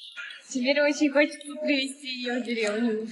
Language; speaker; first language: Russian; native; Russian